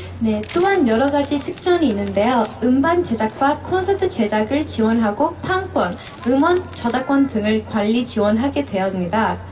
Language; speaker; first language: Korean; early bilingual, heritage; Korean